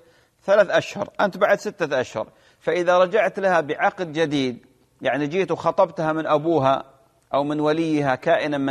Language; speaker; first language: Arabic; native; Arabic